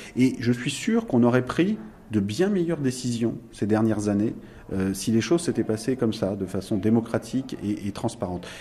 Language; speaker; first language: French; native; French